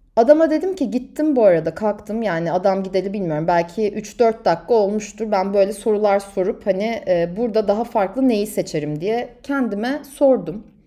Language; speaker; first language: Turkish; native; Turkish